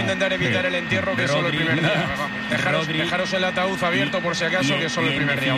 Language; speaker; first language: Spanish; native; Spanish